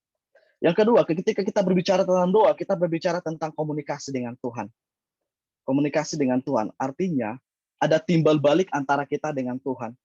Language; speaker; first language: Indonesian; native; Indonesian